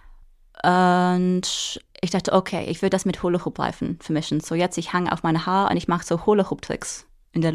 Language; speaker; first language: German; non-native, fluent; English